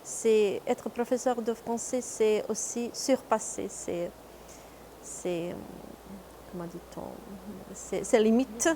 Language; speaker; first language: French; non-native, fluent; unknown